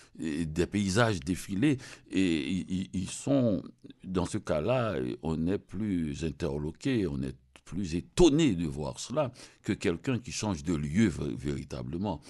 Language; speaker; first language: French; non-native, local second language; Haitian Creole